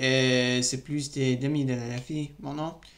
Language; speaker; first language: French; non-native, learner; English